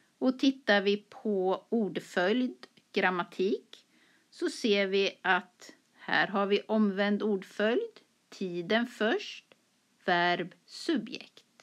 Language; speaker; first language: Swedish; native; Swedish